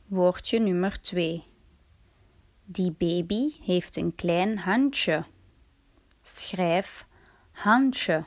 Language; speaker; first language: Dutch; native; Dutch